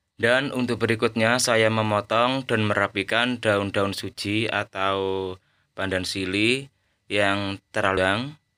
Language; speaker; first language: Indonesian; non-native, local second language; Javanese